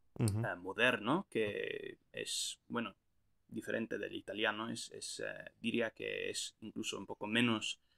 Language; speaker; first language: Spanish; non-native, fluent; English